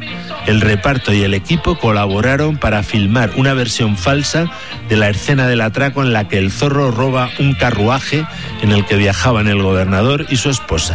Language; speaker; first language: Spanish; native; Spanish